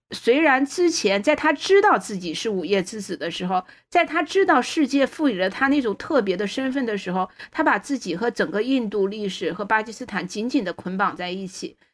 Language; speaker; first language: Chinese; native; Chinese